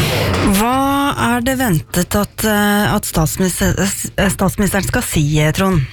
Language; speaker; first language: Norwegian; native; Norwegian